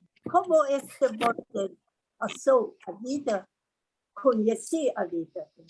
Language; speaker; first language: Portuguese; non-native, learner; Persian